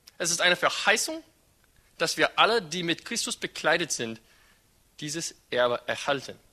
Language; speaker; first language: German; non-native, fluent; English